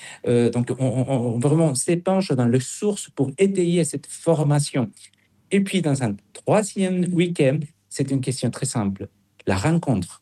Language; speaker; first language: French; non-native, fluent; Spanish